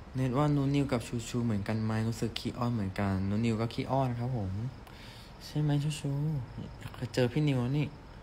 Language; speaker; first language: Thai; native; Thai